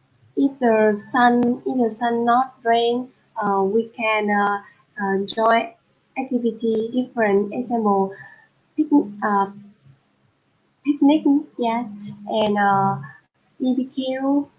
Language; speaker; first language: English; non-native, learner; Vietnamese